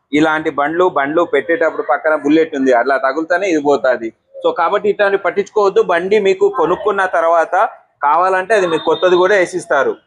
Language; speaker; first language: Telugu; native; Telugu